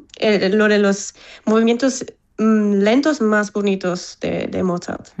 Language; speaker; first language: Spanish; non-native, fluent; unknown